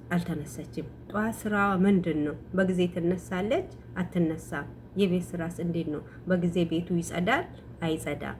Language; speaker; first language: Amharic; non-native, local second language; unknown